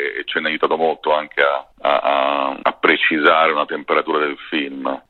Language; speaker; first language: Italian; native; Italian